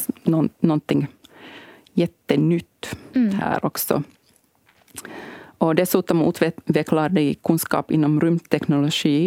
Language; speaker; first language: Swedish; non-native, local second language; Finnish